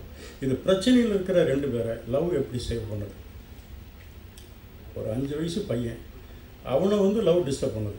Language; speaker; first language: Tamil; native; Tamil